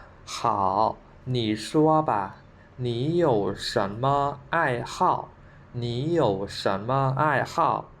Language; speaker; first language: Chinese; non-native, fluent; Khmer